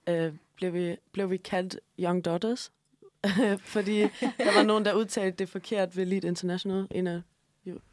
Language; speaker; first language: Danish; early bilingual, other home language; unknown